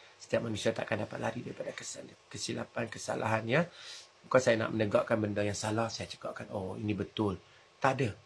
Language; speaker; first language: Malay; native; Malay